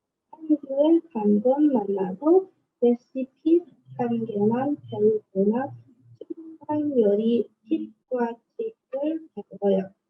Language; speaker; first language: Korean; non-native, learner; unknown